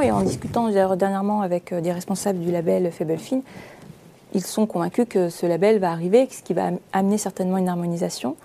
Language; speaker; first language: French; native; French